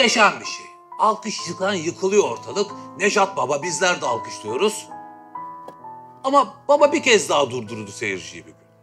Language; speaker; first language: Turkish; native; Turkish